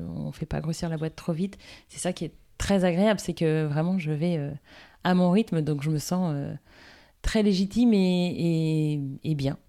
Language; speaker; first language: French; native; French